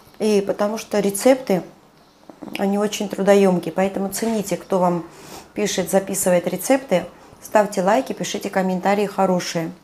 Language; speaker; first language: Russian; non-native, local second language; Georgian